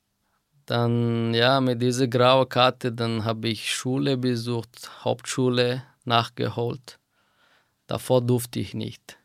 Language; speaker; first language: German; non-native, fluent; Persian